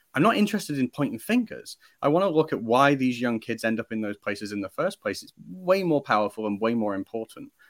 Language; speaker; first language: English; native; English